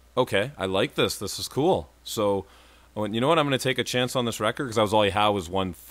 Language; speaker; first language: English; native; English